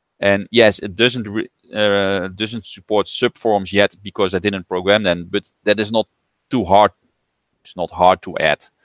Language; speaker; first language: English; non-native, fluent; Dutch